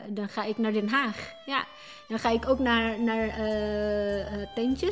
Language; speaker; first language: Dutch; non-native, fluent; Indonesian